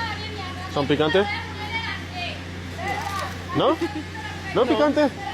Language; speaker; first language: Spanish; non-native, learner; English